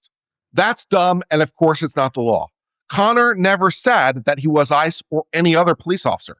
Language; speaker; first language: English; native; English